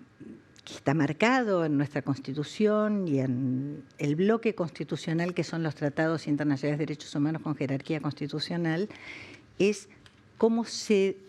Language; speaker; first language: Spanish; native; Spanish